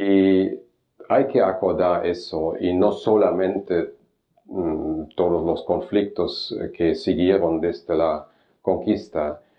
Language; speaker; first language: Spanish; non-native, fluent; German